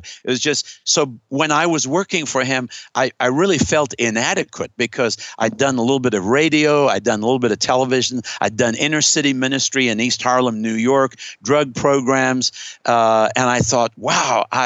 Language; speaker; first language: English; native; English